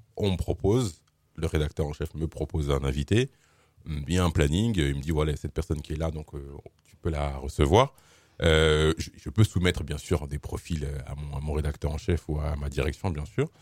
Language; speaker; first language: French; native; French